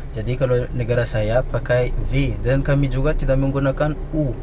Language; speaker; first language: Indonesian; non-native, fluent; Malagasy